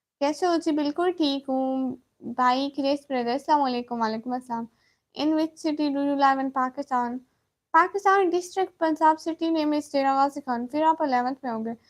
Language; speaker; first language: Urdu; non-native, local second language; Punjabi